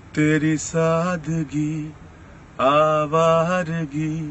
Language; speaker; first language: Hindi; native; Hindi